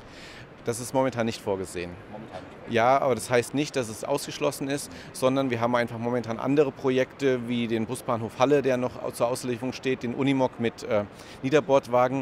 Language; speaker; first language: German; native; German